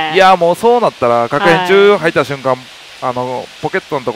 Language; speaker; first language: Japanese; native; Japanese